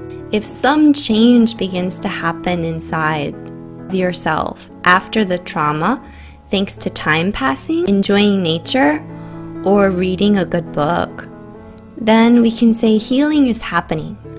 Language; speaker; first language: English; native; English